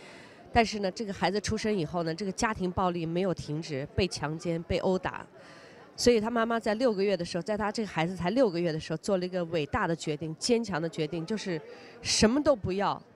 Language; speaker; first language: Chinese; native; Chinese